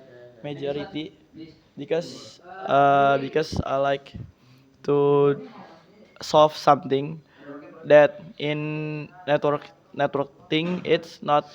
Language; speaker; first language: English; non-native, learner; Indonesian